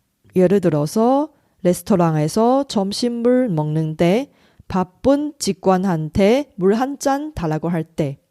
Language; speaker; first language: Korean; non-native, fluent; Chinese